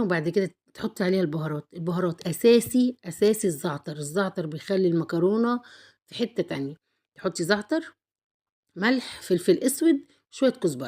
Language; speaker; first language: Arabic; native; Arabic